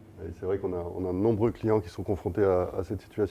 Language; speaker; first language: French; native; French